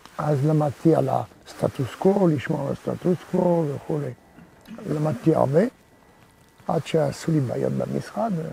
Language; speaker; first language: Hebrew; non-native, fluent; French